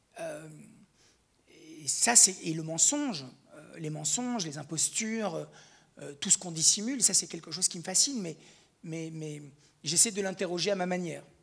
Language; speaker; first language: French; native; French